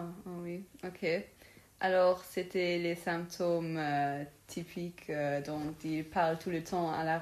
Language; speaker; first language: French; non-native, local second language; Luxembourgish